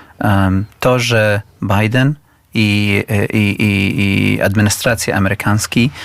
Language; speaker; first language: Polish; non-native, learner; Arabic